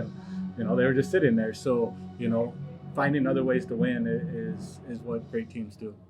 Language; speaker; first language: English; native; English